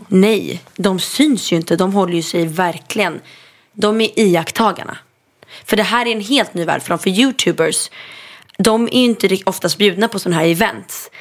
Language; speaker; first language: Swedish; native; Swedish